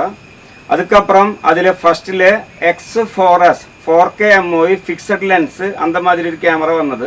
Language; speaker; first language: Tamil; non-native, learner; Malayalam